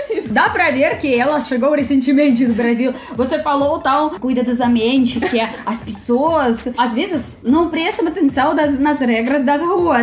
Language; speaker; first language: Portuguese; non-native, fluent; Russian